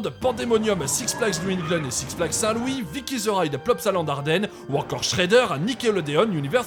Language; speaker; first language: French; native; French